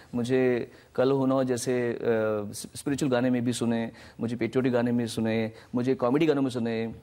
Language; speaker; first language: Hindi; native; Hindi